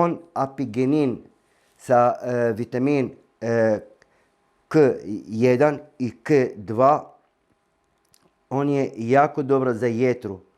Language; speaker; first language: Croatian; non-native, fluent; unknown